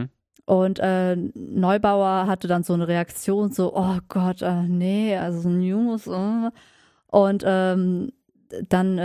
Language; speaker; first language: German; native; German